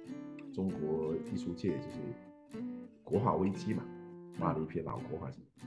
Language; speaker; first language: Chinese; non-native, local second language; Cantonese